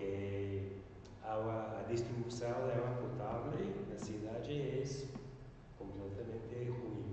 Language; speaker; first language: Portuguese; non-native, learner; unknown